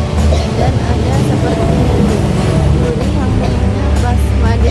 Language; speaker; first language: Indonesian; native; Indonesian